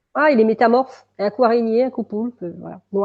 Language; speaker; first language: French; native; French